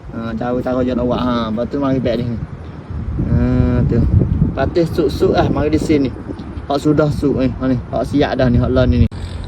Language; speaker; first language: Malay; native; Malay